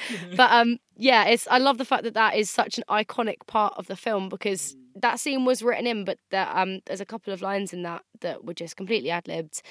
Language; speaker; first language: English; native; English